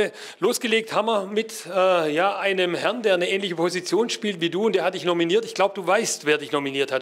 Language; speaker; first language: German; native; German